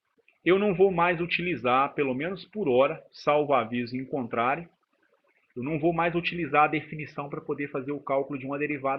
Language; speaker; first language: Portuguese; native; Portuguese